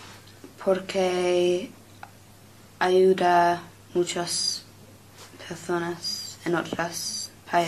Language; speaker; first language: Spanish; non-native, learner; English